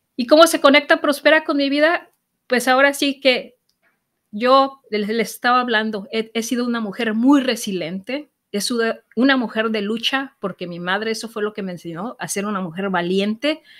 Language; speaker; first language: Spanish; native; Spanish